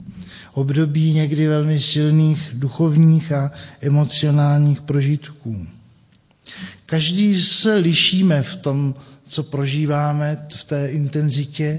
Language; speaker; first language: Czech; native; Czech